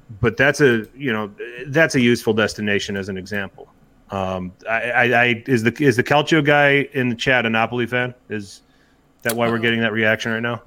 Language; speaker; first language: English; native; English